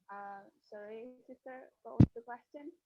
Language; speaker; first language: English; non-native, fluent; Indonesian